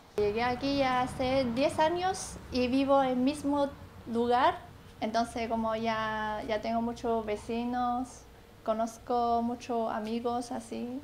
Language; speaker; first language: Spanish; early bilingual, other home language; Chinese